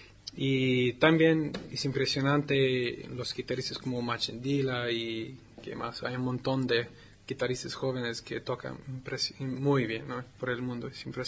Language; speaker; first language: Spanish; non-native, learner; English